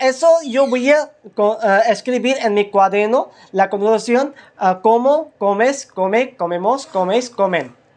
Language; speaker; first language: Spanish; non-native, learner; Hindi